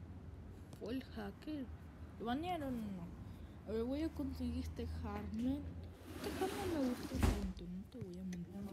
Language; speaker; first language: Spanish; early bilingual, other home language; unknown